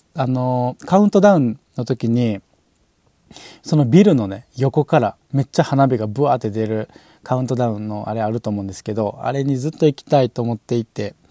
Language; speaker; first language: Japanese; native; Japanese